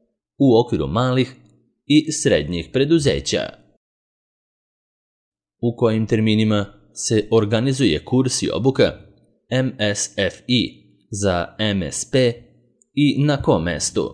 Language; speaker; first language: Serbian; native; Serbian